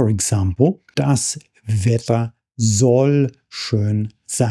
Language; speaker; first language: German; non-native, fluent; English